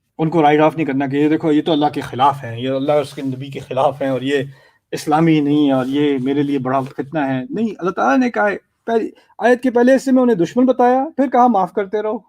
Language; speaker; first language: Urdu; early bilingual, heritage; Urdu